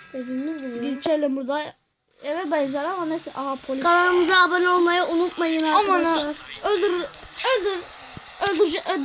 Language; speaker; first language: Turkish; native; Turkish